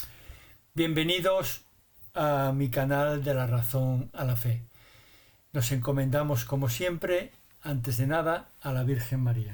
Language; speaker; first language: Spanish; native; Spanish